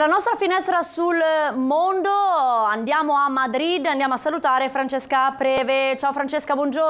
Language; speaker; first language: Italian; native; Italian